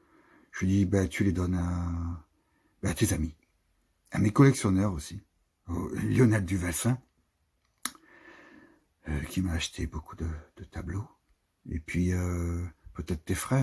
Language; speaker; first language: French; native; French